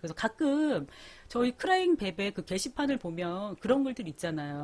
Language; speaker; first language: Korean; native; Korean